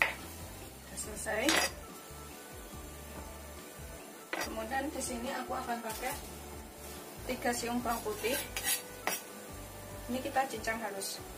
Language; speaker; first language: Indonesian; native; Indonesian